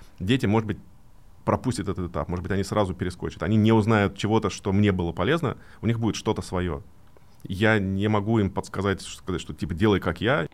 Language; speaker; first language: Russian; native; Russian